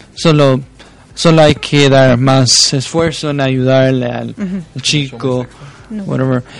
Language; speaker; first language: Spanish; early bilingual, heritage; Spanish